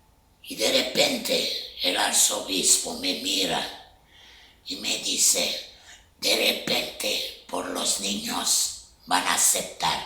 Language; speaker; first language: Spanish; non-native, fluent; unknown